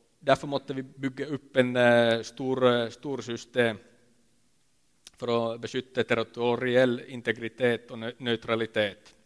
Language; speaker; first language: Swedish; non-native, local second language; Finnish